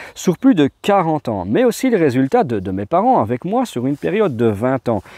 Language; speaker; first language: French; native; French